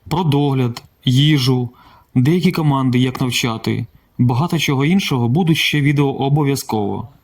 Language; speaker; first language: Ukrainian; non-native, local second language; Russian